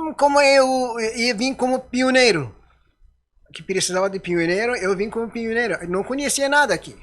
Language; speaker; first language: Portuguese; non-native, fluent; Persian